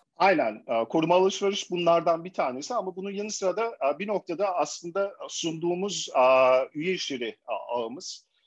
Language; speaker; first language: Turkish; early bilingual, heritage; Turkish